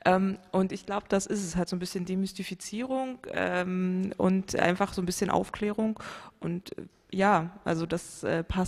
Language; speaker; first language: German; native; German